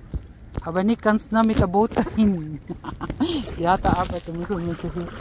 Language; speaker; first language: German; non-native, learner; Filipino